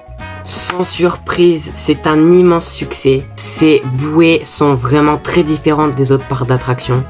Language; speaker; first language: French; native; French